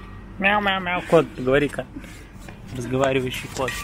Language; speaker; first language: Russian; native; Russian